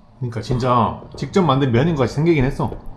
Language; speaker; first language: Korean; native; Korean